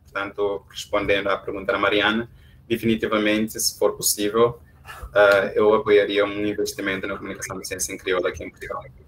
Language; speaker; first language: Portuguese; non-native, local second language; Kabuverdianu